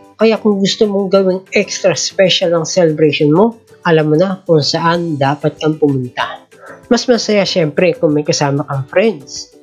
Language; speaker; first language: Filipino; native; Filipino